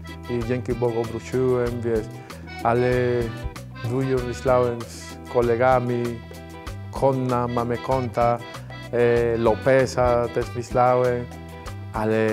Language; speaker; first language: Polish; non-native, fluent; Spanish